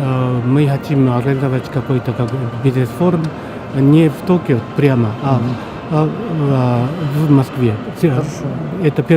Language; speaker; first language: Russian; non-native, fluent; Japanese